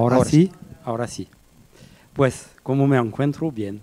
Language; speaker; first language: Spanish; non-native, fluent; French